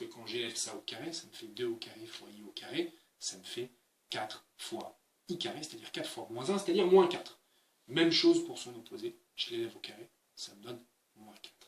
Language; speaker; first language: French; native; French